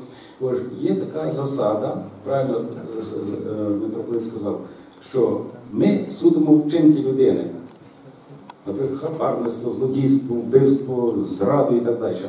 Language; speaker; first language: Ukrainian; native; Ukrainian